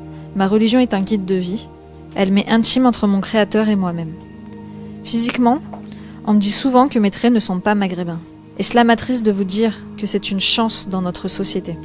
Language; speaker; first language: French; native; French